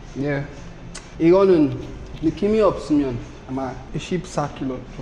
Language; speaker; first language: Korean; non-native, learner; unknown